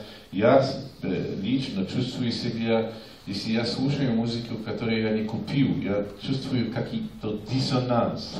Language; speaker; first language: Russian; non-native, fluent; Polish